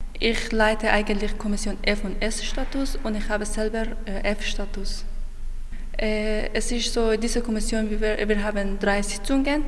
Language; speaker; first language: German; non-native, fluent; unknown